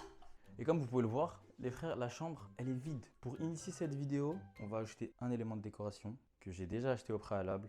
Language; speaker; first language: French; native; French